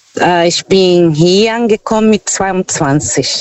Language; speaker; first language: German; non-native, fluent; Portuguese